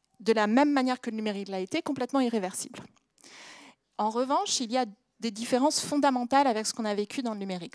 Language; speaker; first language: French; native; French